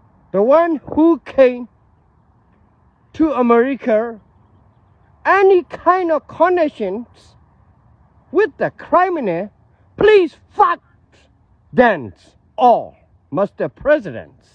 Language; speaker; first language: English; non-native, learner; Burmese